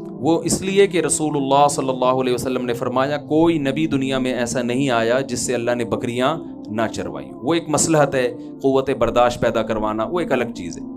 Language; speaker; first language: Urdu; native; Urdu